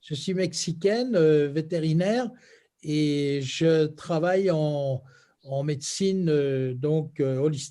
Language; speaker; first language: French; native; French